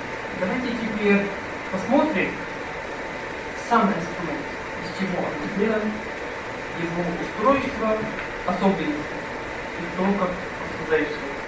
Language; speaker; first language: Russian; non-native, fluent; Arabic